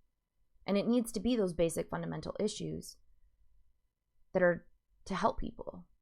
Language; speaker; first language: English; native; English